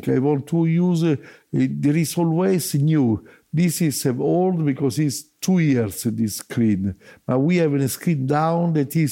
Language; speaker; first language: English; non-native, learner; Italian